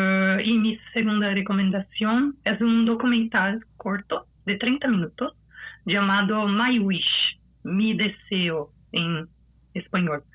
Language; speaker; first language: Spanish; non-native, fluent; Portuguese